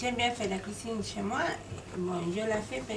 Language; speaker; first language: French; non-native, learner; Spanish